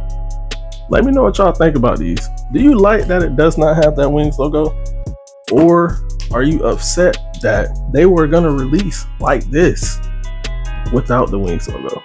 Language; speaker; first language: English; native; English